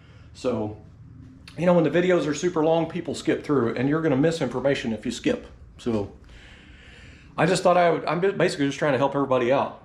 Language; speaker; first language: English; native; English